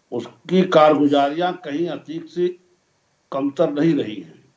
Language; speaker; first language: Hindi; native; Hindi